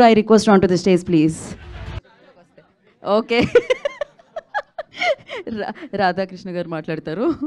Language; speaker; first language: Telugu; native; Telugu